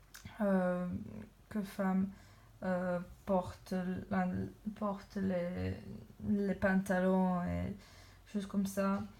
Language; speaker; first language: French; non-native, learner; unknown